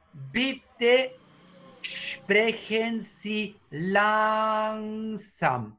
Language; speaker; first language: German; non-native, fluent; Spanish